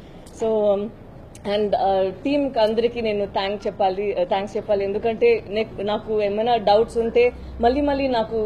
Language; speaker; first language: Telugu; non-native, fluent; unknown